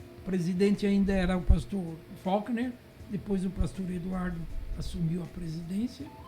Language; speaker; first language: Portuguese; early bilingual, other home language; Italian